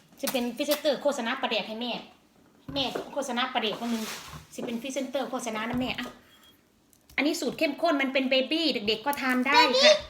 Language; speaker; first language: Thai; native; Thai